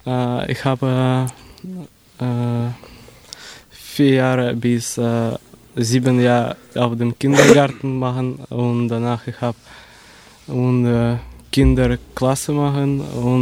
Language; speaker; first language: German; non-native, learner; Russian